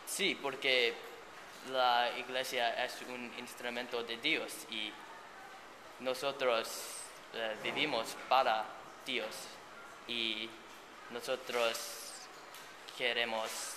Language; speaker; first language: Spanish; non-native, learner; English